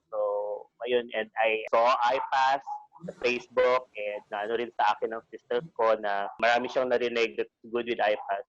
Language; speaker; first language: Filipino; native; Filipino